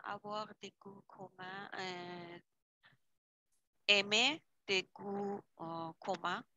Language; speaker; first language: French; non-native, learner; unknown